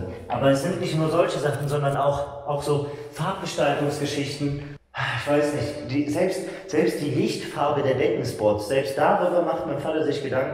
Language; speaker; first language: German; native; German